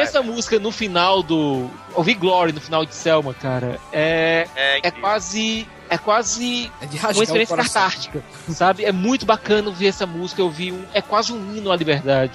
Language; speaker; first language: Portuguese; native; Portuguese